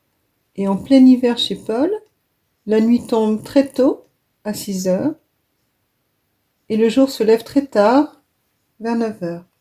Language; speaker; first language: French; native; French